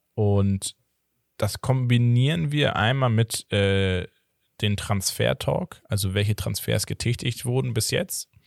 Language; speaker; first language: German; early bilingual, other home language; Portuguese